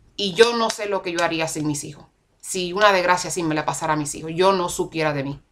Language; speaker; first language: Spanish; early bilingual, heritage; Spanish